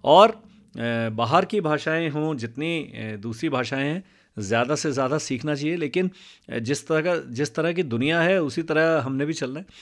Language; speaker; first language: Hindi; non-native, local second language; Punjabi